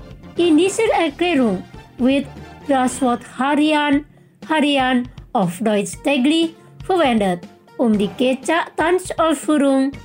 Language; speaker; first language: German; non-native, fluent; Indonesian